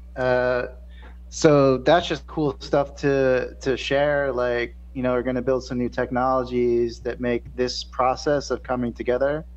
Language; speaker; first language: English; native; English